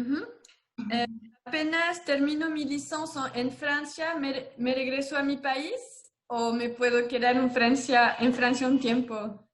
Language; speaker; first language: Spanish; non-native, fluent; French